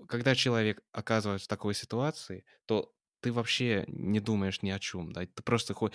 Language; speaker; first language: Russian; non-native, fluent; English